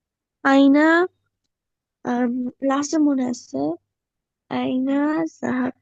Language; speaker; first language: Arabic; non-native, learner; Bangla